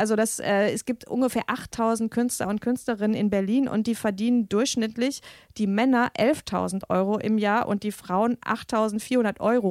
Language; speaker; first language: German; native; German